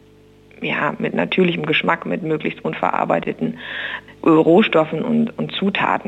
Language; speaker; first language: German; native; German